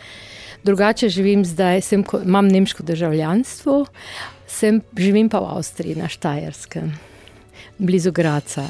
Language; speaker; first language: Slovenian; non-native, fluent; German